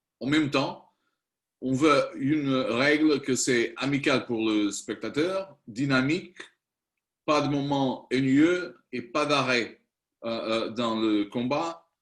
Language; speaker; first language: French; non-native, learner; Spanish